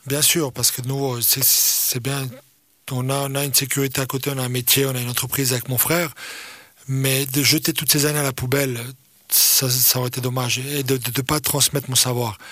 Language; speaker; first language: French; early bilingual, other home language; Croatian